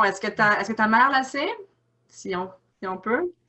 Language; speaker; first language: French; native; French